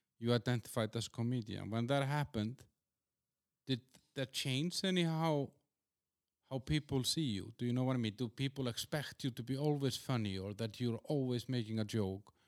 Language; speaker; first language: English; non-native, fluent; Icelandic